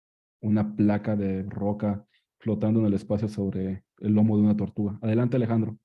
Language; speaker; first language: Spanish; native; Spanish